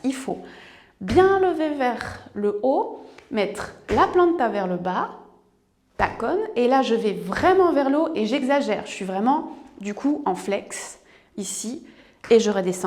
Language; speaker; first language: French; native; French